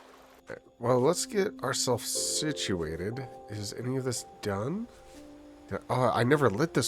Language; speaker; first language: English; native; English